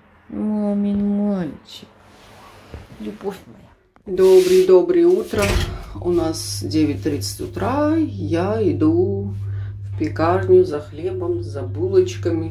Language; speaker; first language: Russian; native; Russian